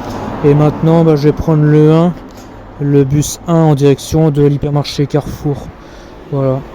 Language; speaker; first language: French; native; French